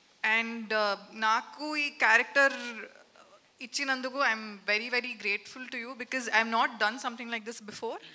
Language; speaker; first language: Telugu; non-native, learner; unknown